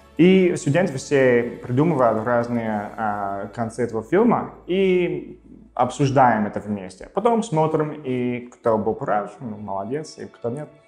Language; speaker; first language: Russian; non-native, fluent; English